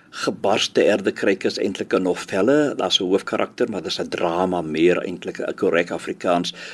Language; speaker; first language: Afrikaans; native; Afrikaans